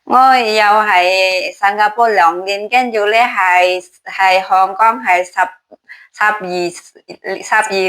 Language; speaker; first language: Cantonese; non-native, learner; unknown